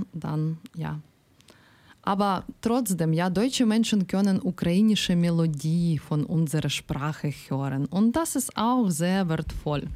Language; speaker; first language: German; non-native, learner; Ukrainian